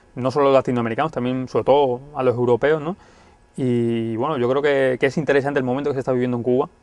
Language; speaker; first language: Spanish; native; Spanish